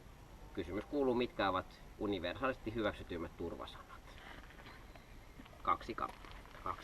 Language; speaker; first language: Finnish; native; Finnish